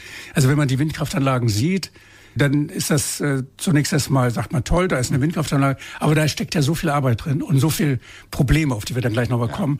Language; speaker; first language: German; native; German